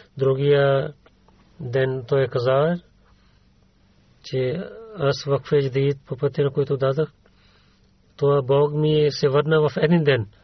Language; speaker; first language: Bulgarian; non-native, learner; Urdu